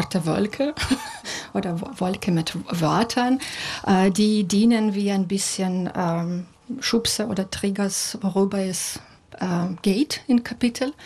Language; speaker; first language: German; non-native, fluent; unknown